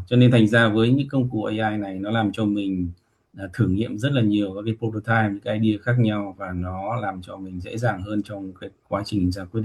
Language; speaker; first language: Vietnamese; native; Vietnamese